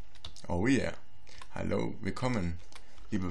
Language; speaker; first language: German; native; German